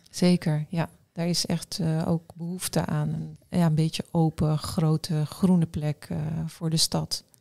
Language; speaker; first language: Dutch; native; Dutch